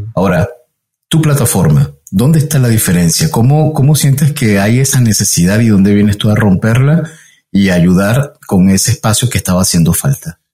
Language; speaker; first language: Spanish; native; Spanish